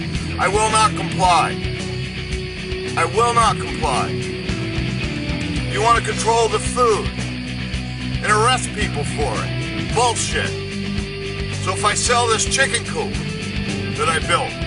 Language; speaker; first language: English; native; English